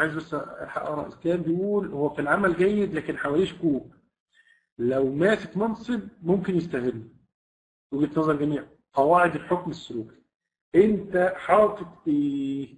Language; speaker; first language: Arabic; native; Arabic